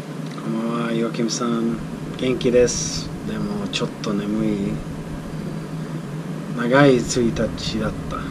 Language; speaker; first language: Japanese; non-native, learner; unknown